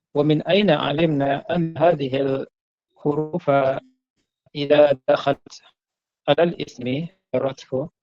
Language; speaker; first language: Arabic; non-native, learner; Indonesian